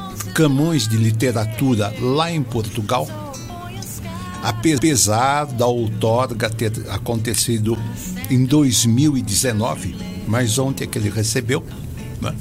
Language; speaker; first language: Portuguese; native; Portuguese